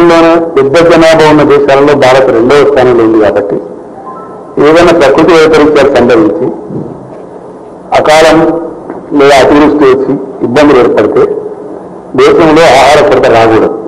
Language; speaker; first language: Telugu; native; Telugu